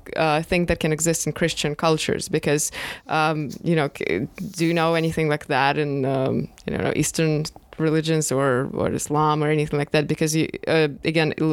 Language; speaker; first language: English; non-native, fluent; Russian